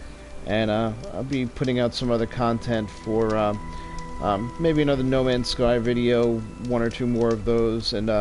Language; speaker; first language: English; native; English